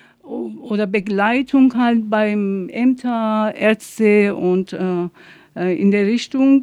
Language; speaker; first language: German; non-native, fluent; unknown